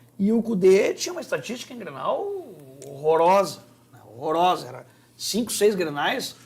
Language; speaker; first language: Portuguese; native; Portuguese